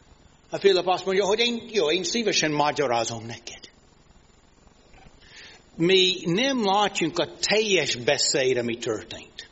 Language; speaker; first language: Hungarian; non-native, fluent; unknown